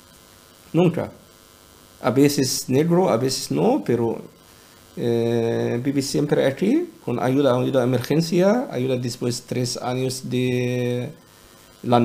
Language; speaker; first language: Spanish; non-native, learner; Arabic